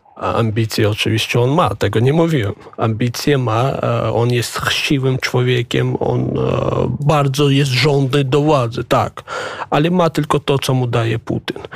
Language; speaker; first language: Polish; non-native, fluent; Chechen